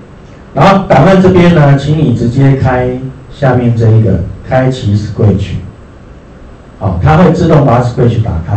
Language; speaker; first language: Chinese; native; Chinese